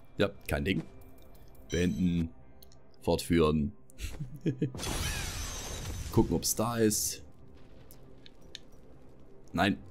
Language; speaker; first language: German; native; German